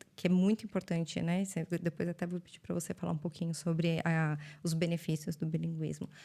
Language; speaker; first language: Portuguese; native; Portuguese